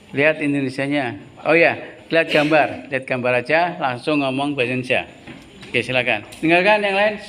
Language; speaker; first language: Indonesian; native; Indonesian